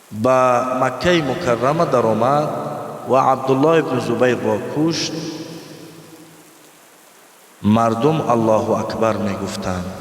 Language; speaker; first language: Persian; native; Persian